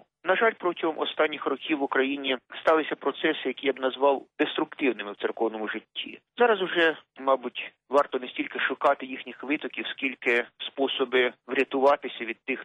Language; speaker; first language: Ukrainian; native; Ukrainian